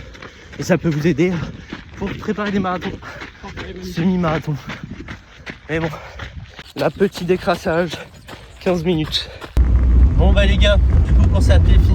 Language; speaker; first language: French; native; French